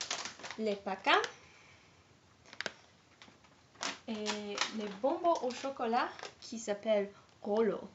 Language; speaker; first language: French; non-native, learner; English